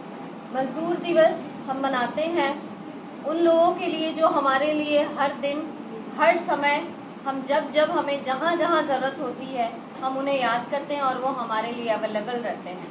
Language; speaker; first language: Hindi; native; Hindi